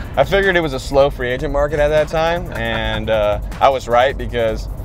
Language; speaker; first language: English; native; English